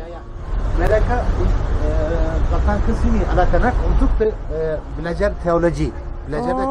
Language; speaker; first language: Indonesian; non-native, learner; Turkish